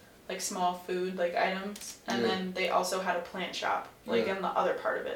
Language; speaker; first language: English; native; English